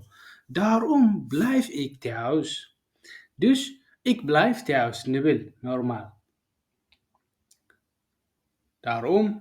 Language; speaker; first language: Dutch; non-native, learner; Tigrinya